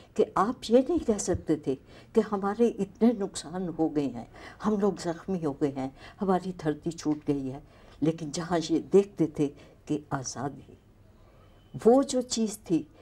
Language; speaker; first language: Urdu; non-native, local second language; Punjabi